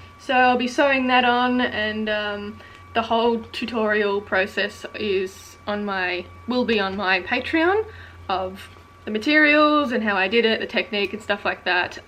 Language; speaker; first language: English; native; English